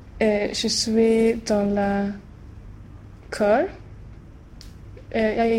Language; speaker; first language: French; non-native, learner; Swedish